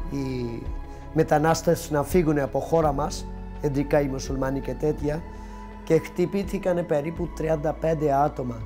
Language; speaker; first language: Greek; non-native, fluent; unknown